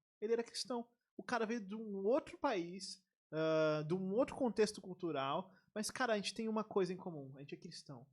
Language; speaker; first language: Portuguese; native; Portuguese